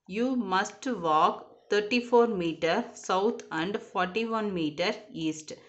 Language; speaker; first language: English; non-native, local second language; Tamil